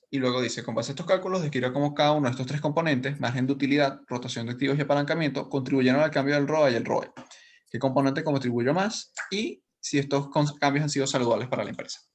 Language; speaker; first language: Spanish; native; Spanish